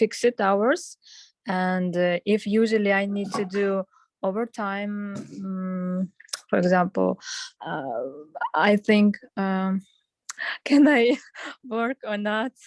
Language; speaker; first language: English; non-native, learner; Russian